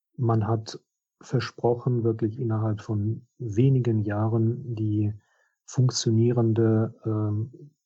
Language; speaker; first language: German; non-native, fluent; Russian